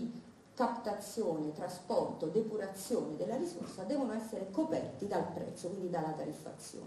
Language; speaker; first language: Italian; native; Italian